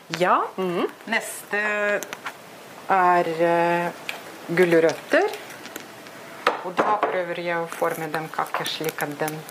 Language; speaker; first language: Norwegian; non-native, fluent; Russian